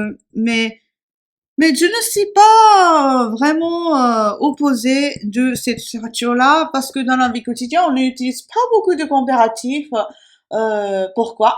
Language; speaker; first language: French; non-native, fluent; Japanese